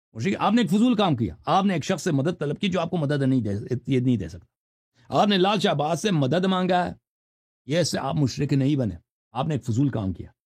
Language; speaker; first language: Urdu; non-native, local second language; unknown